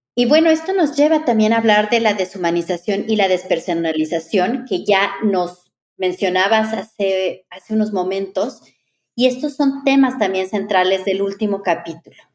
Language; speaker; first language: Spanish; native; Spanish